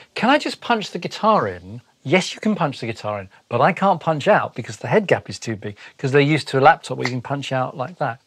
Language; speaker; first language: English; native; English